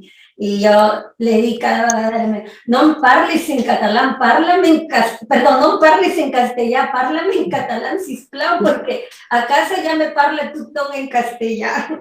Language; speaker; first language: Catalan; non-native, fluent; Spanish